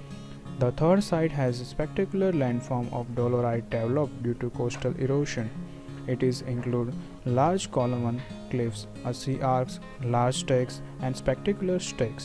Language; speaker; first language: English; non-native, fluent; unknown